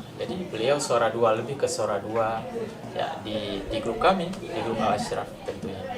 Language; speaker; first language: Indonesian; non-native, local second language; Achinese